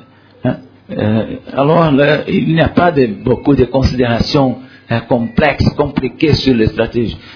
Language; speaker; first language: French; non-native, learner; Portuguese